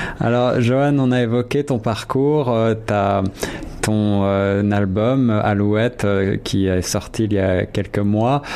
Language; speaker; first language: French; native; French